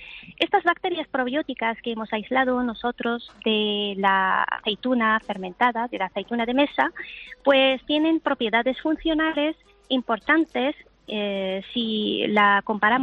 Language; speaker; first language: Spanish; non-native, fluent; Arabic